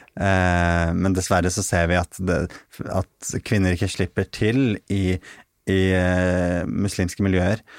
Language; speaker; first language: Norwegian; early bilingual, other home language; Arabic